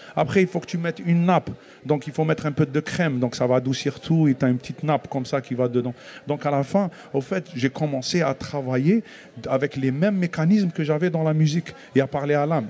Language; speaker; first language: French; non-native, local second language; Kabyle